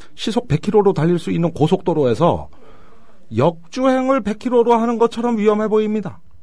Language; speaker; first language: Korean; native; Korean